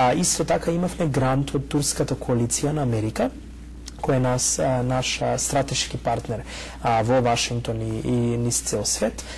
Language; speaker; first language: Macedonian; early bilingual, heritage; Macedonian